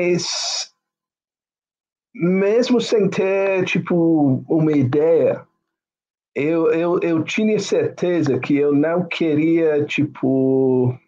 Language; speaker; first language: Portuguese; non-native, fluent; English